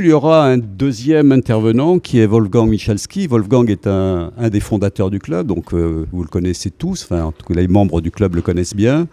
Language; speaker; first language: French; native; French